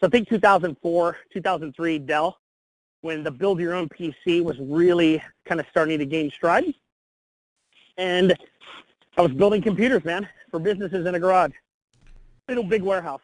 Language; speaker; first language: English; native; English